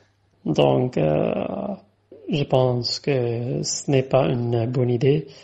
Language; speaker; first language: French; non-native, fluent; Arabic